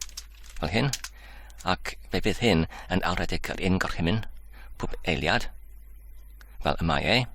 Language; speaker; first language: Welsh; non-native, learner; English